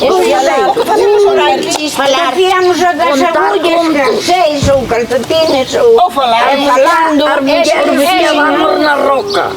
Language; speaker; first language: Galician; native; Galician